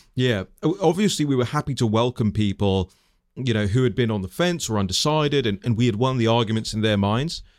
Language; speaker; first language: English; native; English